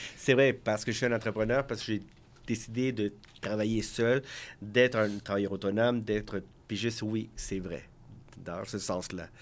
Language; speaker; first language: French; early bilingual, other home language; Spanish